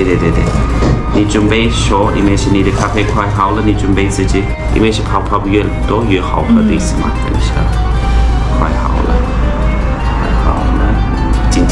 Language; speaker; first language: Chinese; non-native, fluent; Turkish